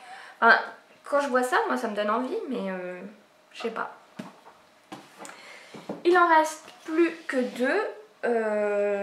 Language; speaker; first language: French; native; French